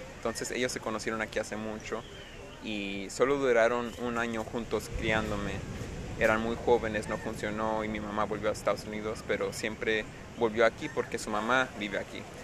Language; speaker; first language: Spanish; early bilingual, heritage; Spanish